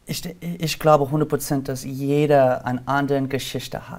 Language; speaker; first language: German; non-native, learner; English